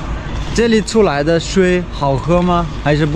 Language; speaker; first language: Chinese; non-native, learner; Turkmen